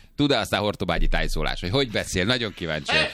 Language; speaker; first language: Hungarian; native; Hungarian